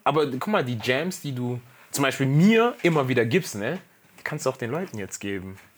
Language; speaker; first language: German; native; German